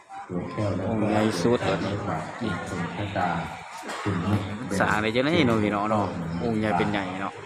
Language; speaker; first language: Thai; non-native, local second language; Northeastern Thai